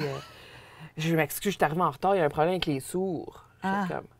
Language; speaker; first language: French; native; French